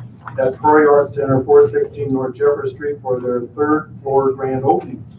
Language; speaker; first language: English; native; English